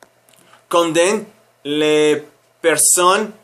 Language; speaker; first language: French; non-native, learner; Spanish